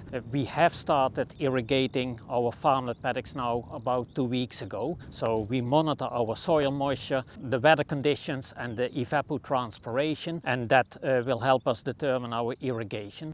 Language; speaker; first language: English; non-native, fluent; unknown